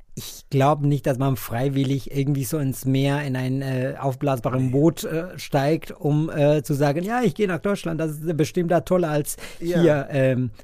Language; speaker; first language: German; non-native, fluent; Spanish